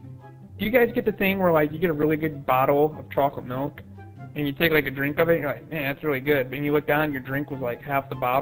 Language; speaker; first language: English; native; English